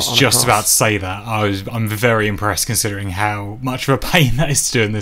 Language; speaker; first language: English; native; English